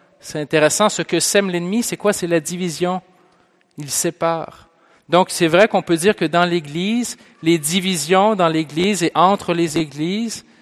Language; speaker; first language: French; native; French